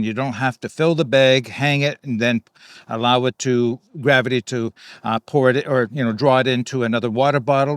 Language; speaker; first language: English; native; English